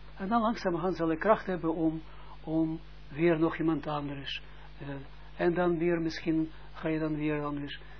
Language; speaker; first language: Dutch; non-native, fluent; Russian